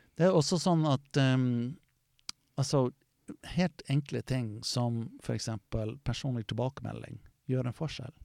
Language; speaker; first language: Norwegian; non-native, fluent; English